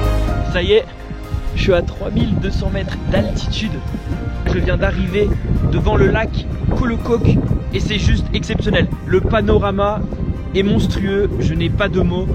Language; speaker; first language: French; native; French